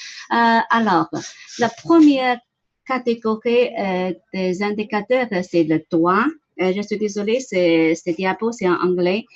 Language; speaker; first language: French; non-native, learner; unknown